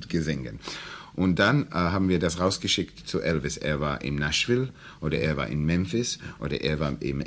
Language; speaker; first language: German; non-native, learner; English